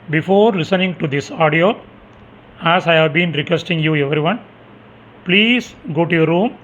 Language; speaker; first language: English; non-native, local second language; Tamil